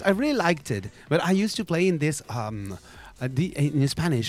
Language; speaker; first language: English; non-native, fluent; Spanish